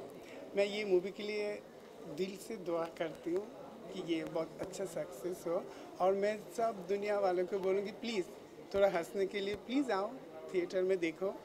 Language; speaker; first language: Hindi; non-native, local second language; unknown